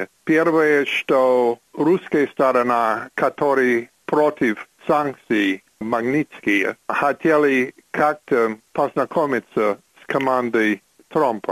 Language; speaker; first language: Russian; non-native, fluent; English